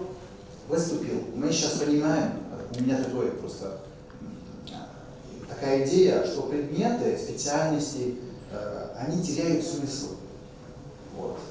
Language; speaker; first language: Russian; non-native, fluent; French